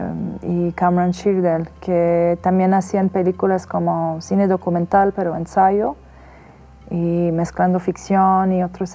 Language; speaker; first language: Spanish; non-native, fluent; Persian